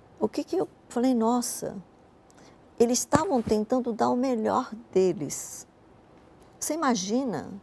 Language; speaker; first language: Portuguese; early bilingual, other home language; Japanese